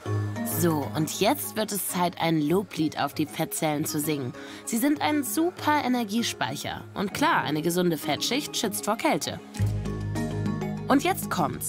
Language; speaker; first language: German; native; German